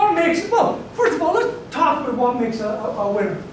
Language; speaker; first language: English; native; English